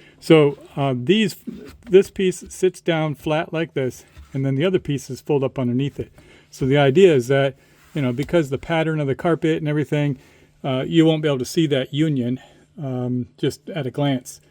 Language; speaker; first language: English; native; English